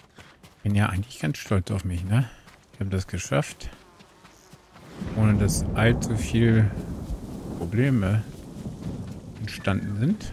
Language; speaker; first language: German; native; German